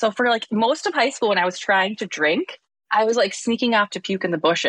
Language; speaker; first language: English; native; English